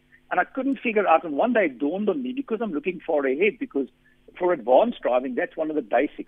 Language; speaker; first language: English; non-native, local second language; Afrikaans